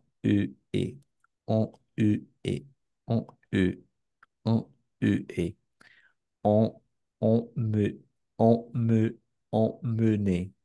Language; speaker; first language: French; non-native, learner; English